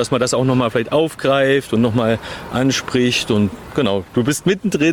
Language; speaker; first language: German; native; German